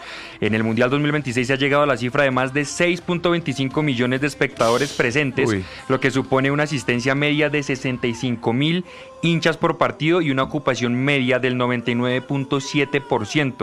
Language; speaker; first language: Spanish; native; Spanish